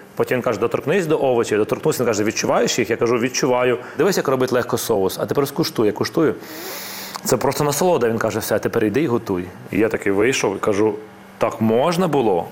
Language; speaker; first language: Ukrainian; non-native, local second language; Russian